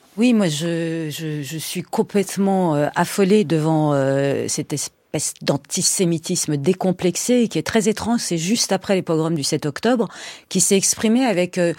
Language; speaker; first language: French; early bilingual, other home language; Persian